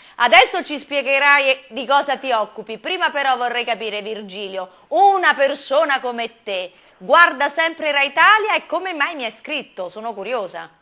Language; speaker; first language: Italian; native; Italian